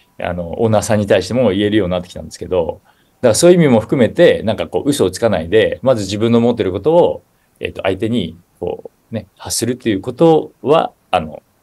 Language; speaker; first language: Japanese; native; Japanese